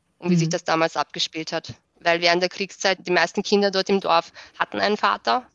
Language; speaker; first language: German; early bilingual, other home language; Bosnian